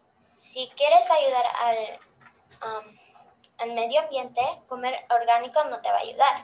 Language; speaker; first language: Spanish; early bilingual, heritage; Spanish